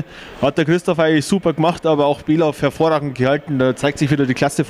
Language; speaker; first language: German; native; German